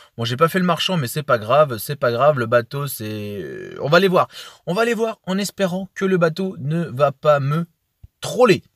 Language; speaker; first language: French; native; French